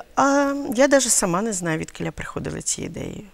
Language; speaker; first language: Ukrainian; native; Ukrainian